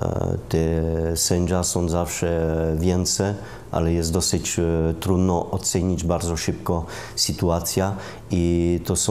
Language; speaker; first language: Polish; non-native, learner; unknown